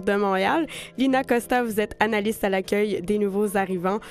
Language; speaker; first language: French; native; French